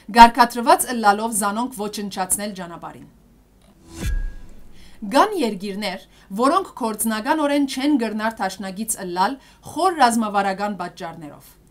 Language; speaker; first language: Armenian; early bilingual, heritage; Armenian